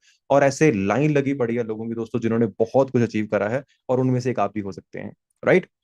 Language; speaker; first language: Hindi; native; Hindi